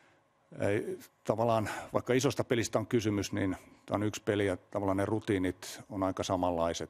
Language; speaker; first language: Finnish; native; Finnish